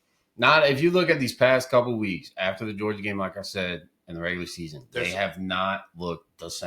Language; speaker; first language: English; native; English